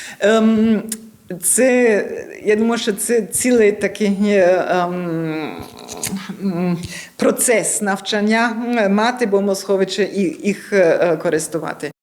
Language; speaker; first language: Ukrainian; non-native, learner; German